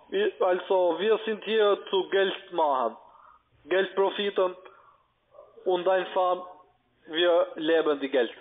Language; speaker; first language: German; non-native, learner; Italian